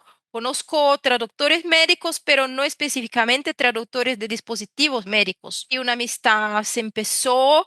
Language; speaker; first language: Spanish; non-native, fluent; Portuguese